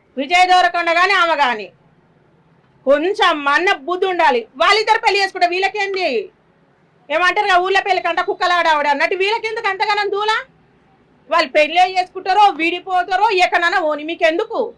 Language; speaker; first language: Telugu; native; Telugu